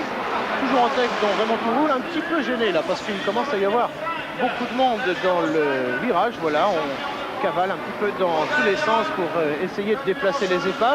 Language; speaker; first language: French; native; French